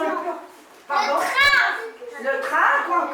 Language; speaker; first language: French; non-native, local second language; Arabic